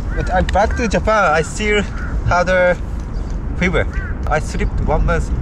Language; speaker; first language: English; non-native, learner; Japanese